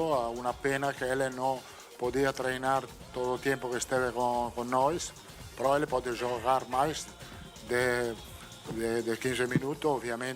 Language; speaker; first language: Portuguese; non-native, fluent; Italian